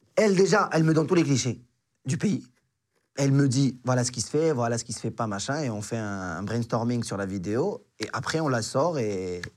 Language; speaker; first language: French; non-native, local second language; Arabic